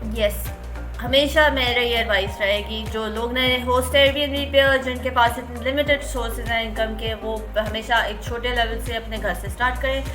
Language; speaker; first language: Urdu; native; Urdu